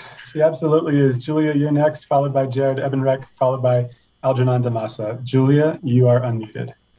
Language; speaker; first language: English; native; English